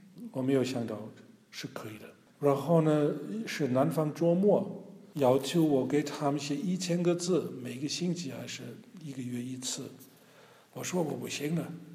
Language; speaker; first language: Chinese; non-native, fluent; German